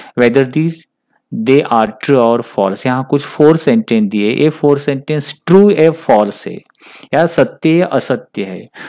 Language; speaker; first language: Hindi; non-native, local second language; Marathi